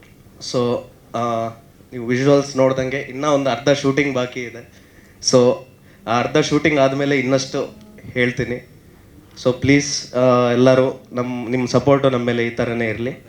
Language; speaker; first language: Kannada; native; Kannada